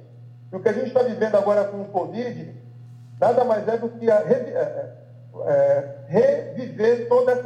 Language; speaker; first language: Portuguese; native; Portuguese